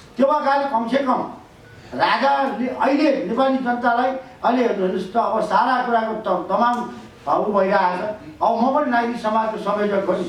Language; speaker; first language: Nepali; native; Nepali